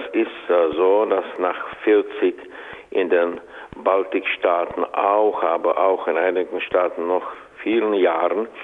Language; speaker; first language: German; non-native, fluent; Czech